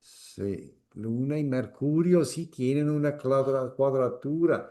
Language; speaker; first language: Spanish; non-native, fluent; German